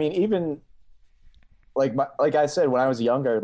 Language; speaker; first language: English; native; English